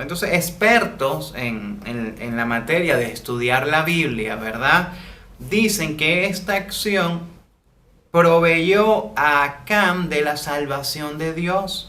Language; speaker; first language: Spanish; native; Spanish